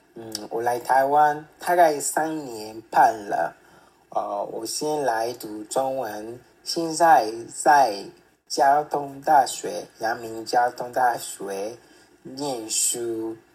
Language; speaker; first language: Chinese; non-native, fluent; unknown